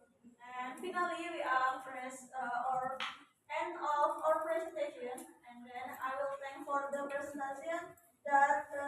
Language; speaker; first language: English; non-native, learner; Indonesian